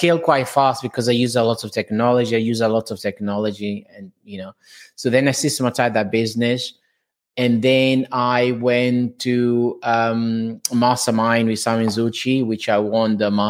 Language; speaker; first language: English; non-native, fluent; Portuguese